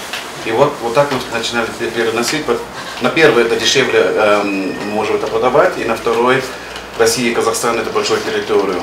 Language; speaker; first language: Russian; non-native, learner; German